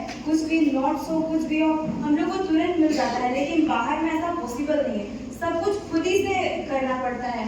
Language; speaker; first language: Hindi; non-native, local second language; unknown